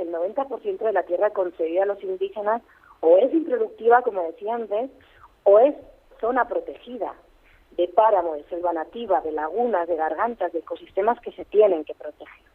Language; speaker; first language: Spanish; native; Spanish